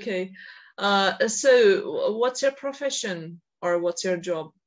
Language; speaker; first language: English; non-native, fluent; Georgian